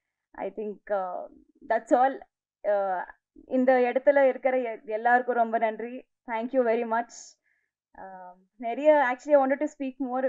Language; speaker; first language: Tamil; non-native, learner; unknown